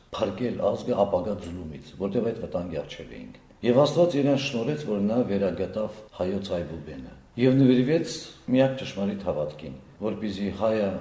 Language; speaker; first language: Armenian; early bilingual, heritage; Armenian